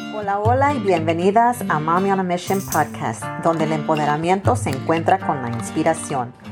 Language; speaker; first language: Spanish; early bilingual, heritage; Spanish